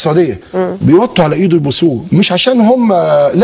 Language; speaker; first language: Arabic; native; Arabic